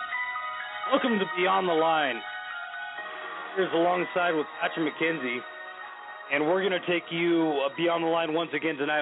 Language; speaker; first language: English; native; English